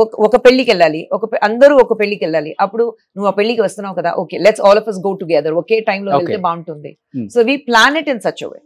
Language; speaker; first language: Telugu; non-native, learner; Tamil